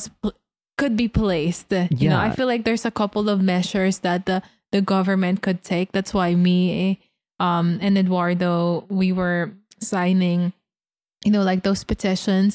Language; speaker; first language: English; non-native, local second language; Filipino